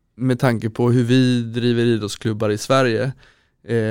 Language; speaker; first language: Swedish; native; Swedish